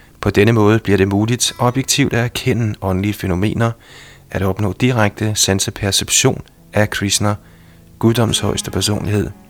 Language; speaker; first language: Danish; native; Danish